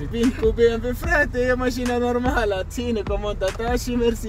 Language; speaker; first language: Romanian; non-native, learner; Arabic